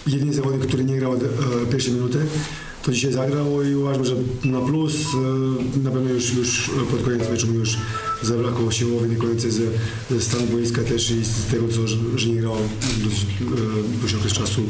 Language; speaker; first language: Polish; non-native, fluent; Serbian